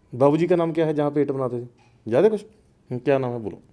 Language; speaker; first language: Hindi; non-native, local second language; Punjabi